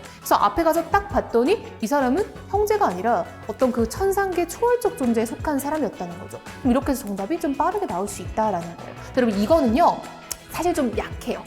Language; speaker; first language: Korean; native; Korean